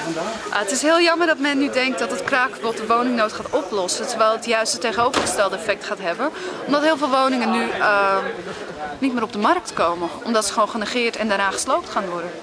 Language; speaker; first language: Dutch; native; Dutch